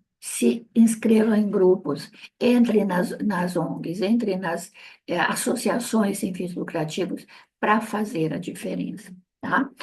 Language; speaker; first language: Portuguese; early bilingual, other home language; Italian